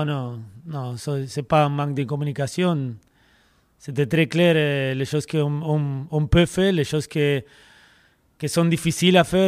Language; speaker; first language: French; non-native, fluent; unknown